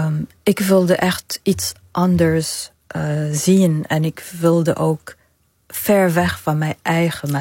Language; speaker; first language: Dutch; non-native, fluent; Arabic